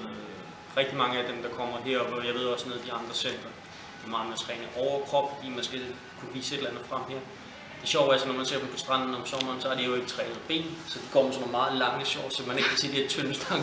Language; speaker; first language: Danish; native; Danish